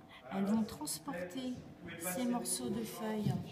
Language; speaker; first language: French; native; French